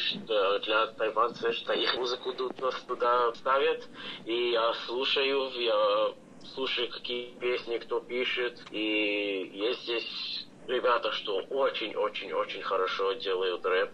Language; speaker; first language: Russian; early bilingual, heritage; English